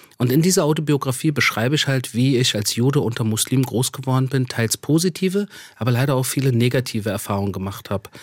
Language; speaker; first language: German; early bilingual, other home language; Persian